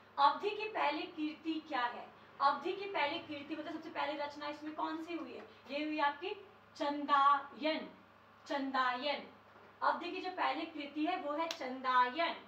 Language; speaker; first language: Hindi; native; Hindi